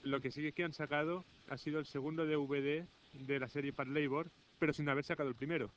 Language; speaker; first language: Spanish; native; Spanish